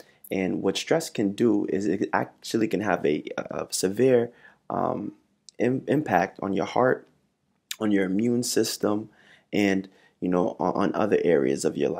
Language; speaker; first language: English; native; English